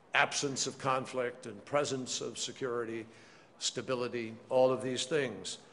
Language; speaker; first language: English; native; English